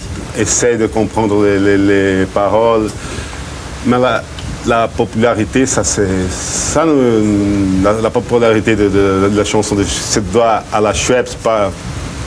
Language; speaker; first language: French; non-native, fluent; Portuguese